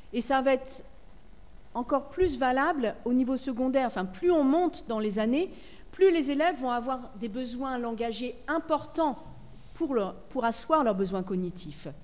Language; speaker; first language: French; native; French